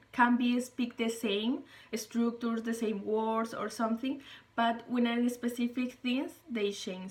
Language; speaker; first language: English; non-native, learner; Spanish